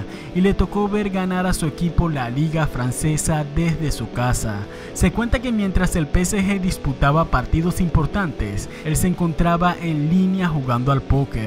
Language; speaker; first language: Spanish; native; Spanish